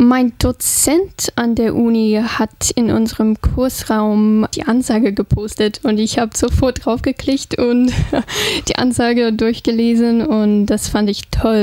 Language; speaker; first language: German; non-native, fluent; English